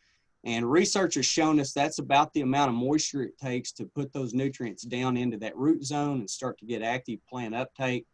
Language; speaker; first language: English; native; English